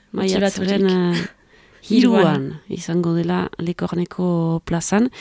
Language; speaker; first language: Basque; native; Basque